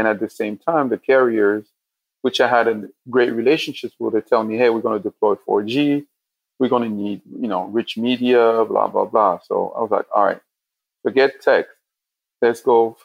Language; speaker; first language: English; non-native, local second language; French